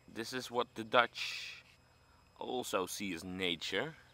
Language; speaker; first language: English; non-native, fluent; Dutch